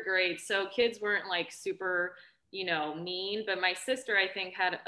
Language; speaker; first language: English; early bilingual, other home language; Romanian